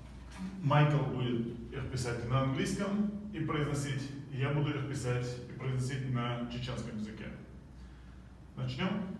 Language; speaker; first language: Russian; non-native, local second language; Chechen